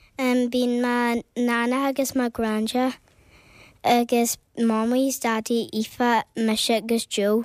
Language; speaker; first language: Irish; native; Irish